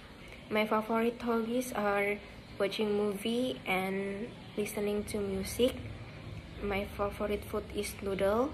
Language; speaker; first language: English; non-native, learner; Indonesian